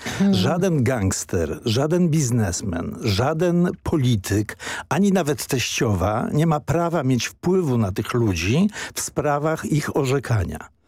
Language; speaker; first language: Polish; native; Polish